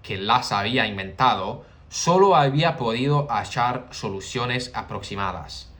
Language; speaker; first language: Spanish; non-native, learner; English